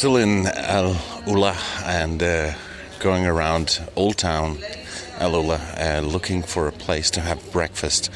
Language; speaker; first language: English; non-native, fluent; Danish